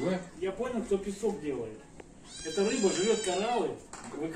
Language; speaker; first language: Russian; native; Russian